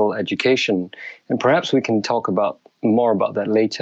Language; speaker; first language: English; native; English